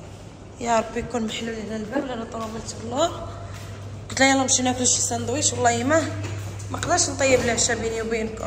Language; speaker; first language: Arabic; native; Arabic